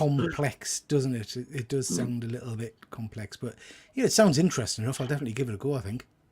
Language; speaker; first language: English; native; English